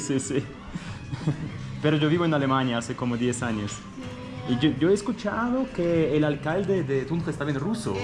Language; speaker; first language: Spanish; non-native, fluent; Russian